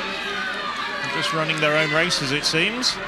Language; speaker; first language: English; native; English